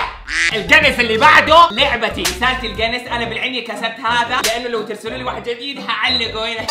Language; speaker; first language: Arabic; native; Arabic